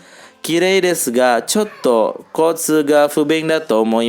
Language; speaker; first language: Japanese; non-native, fluent; Indonesian